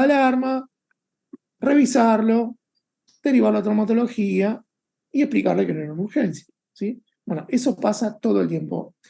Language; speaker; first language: Spanish; native; Spanish